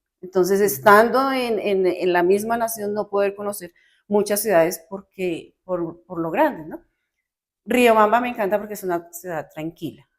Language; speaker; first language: Spanish; native; Spanish